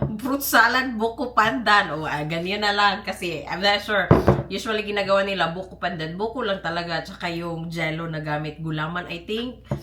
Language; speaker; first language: Filipino; non-native, local second language; Cebuano